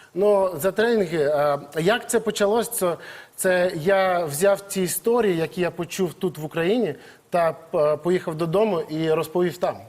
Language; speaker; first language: Ukrainian; native; Ukrainian